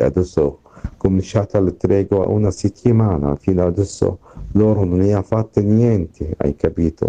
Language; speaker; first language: Italian; non-native, learner; Arabic